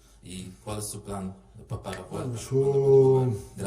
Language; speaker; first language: Spanish; non-native, fluent; Polish